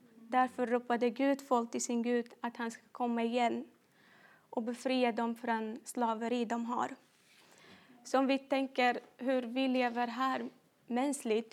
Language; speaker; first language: Swedish; non-native, fluent; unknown